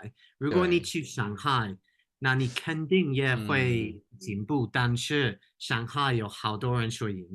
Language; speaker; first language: Chinese; non-native, fluent; English